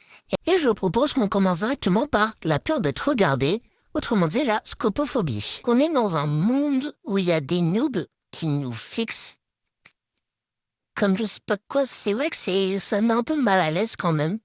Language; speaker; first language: French; native; French